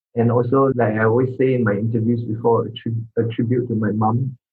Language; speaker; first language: English; non-native, local second language; Min Nan Chinese